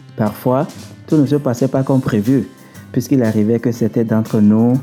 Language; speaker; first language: French; non-native, local second language; Ewe